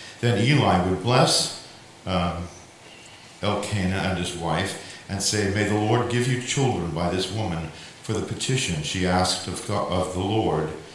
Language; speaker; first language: English; native; English